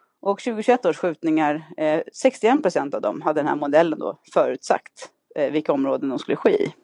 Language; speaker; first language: Swedish; native; Swedish